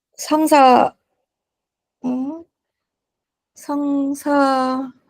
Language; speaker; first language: Korean; non-native, learner; Chinese